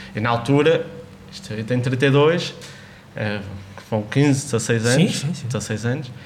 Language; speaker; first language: Portuguese; native; Portuguese